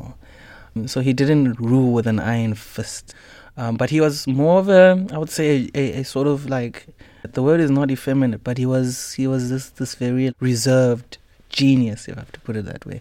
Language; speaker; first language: English; non-native, local second language; Tswana